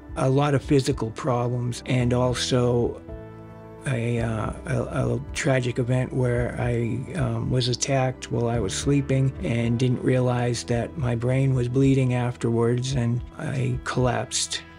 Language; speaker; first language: English; native; English